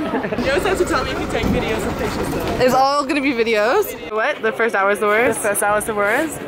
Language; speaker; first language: English; native; English